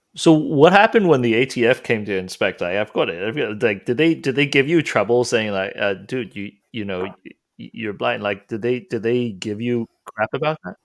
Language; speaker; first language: English; non-native, local second language; Cantonese